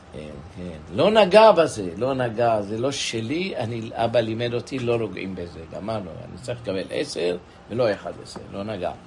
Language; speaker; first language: Hebrew; non-native, fluent; Persian